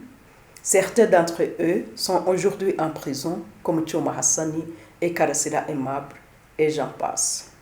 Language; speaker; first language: French; non-native, local second language; Kinyarwanda